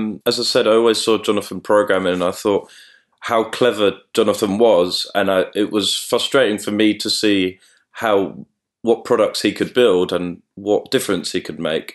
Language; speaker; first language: English; native; English